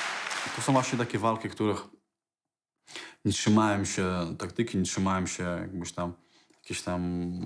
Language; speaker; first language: Polish; non-native, fluent; Chechen